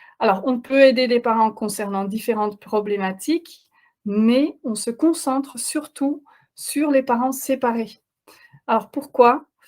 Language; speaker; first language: French; non-native, fluent; Dutch